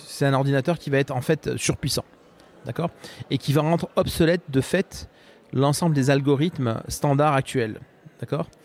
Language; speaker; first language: French; non-native, local second language; Arabic